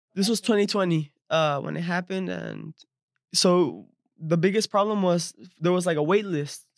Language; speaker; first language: English; early bilingual, other home language; Spanish